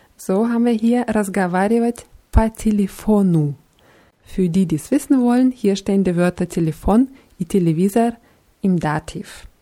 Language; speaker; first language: German; non-native, fluent; Russian